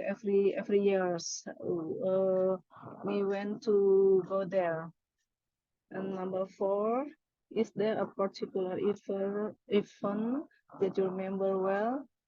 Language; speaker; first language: English; non-native, learner; Indonesian